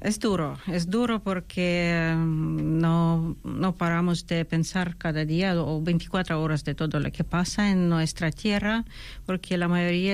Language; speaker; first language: Spanish; non-native, fluent; Ukrainian